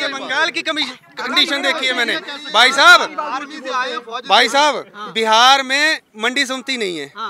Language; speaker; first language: Hindi; native; Hindi